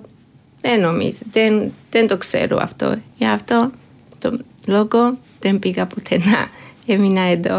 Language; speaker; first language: Greek; non-native, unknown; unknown